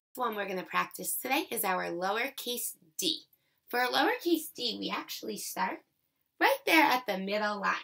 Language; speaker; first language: English; native; English